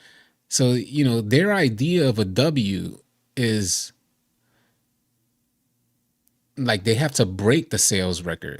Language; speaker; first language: English; native; English